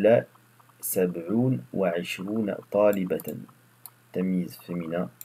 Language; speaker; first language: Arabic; non-native, fluent; French